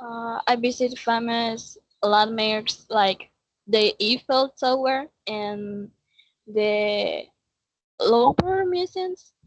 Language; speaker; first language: English; non-native, learner; Spanish